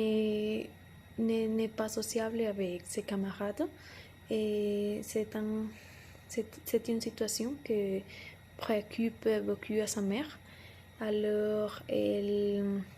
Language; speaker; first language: French; non-native, learner; Spanish